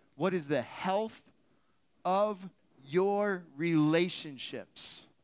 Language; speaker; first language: English; native; English